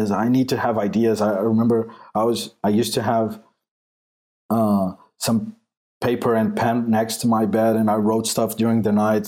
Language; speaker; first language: English; non-native, fluent; Portuguese